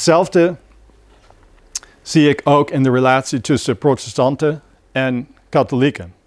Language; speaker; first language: Dutch; non-native, fluent; English